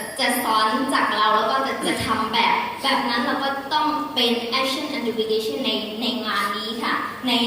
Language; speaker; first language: Thai; non-native, fluent; Burmese